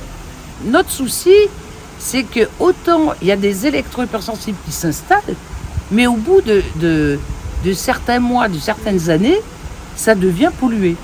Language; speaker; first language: French; native; French